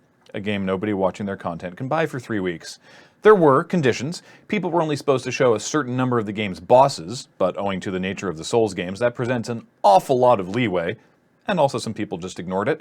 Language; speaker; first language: English; native; English